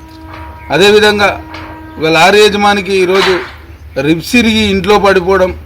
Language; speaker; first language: Telugu; native; Telugu